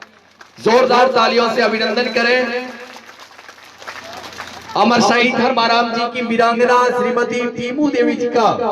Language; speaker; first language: Hindi; native; Hindi